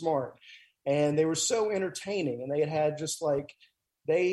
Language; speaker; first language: English; native; English